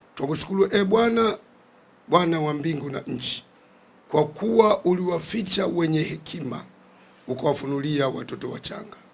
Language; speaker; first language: Swahili; native; Swahili